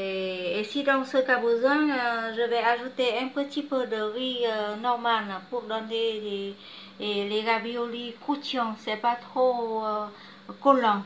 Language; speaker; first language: French; non-native, learner; Vietnamese